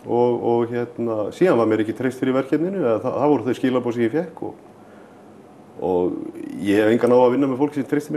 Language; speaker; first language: Icelandic; native; Icelandic